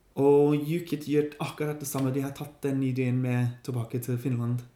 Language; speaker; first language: Norwegian; non-native, learner; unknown